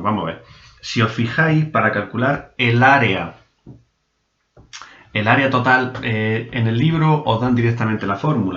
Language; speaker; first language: Spanish; native; Spanish